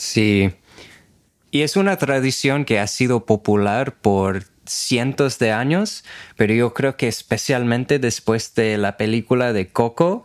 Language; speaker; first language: Spanish; non-native, fluent; English